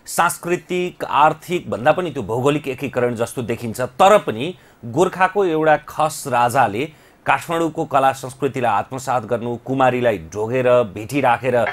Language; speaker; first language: Nepali; native; Nepali